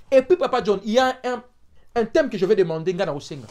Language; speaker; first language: French; non-native, local second language; Lingala